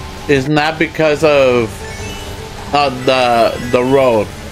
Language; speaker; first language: English; early bilingual, other home language; Spanish